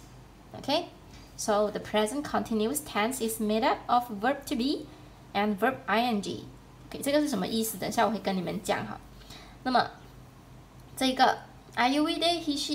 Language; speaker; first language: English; non-native, local second language; Chinese